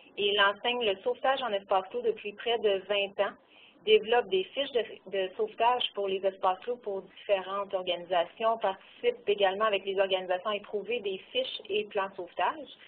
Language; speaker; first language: French; native; French